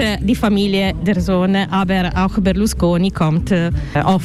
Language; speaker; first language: German; non-native, learner; Italian